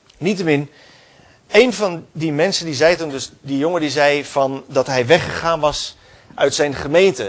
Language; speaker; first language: Dutch; native; Dutch